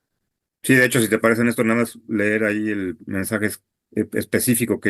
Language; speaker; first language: Spanish; native; Spanish